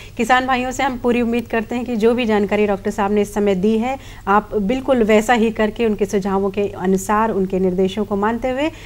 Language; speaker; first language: Hindi; native; Hindi